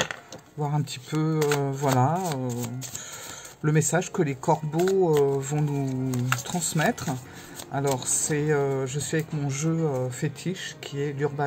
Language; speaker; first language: French; native; French